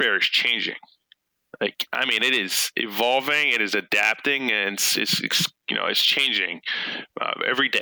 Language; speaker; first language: English; early bilingual, other home language; French